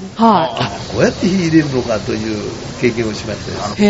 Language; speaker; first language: Japanese; native; Japanese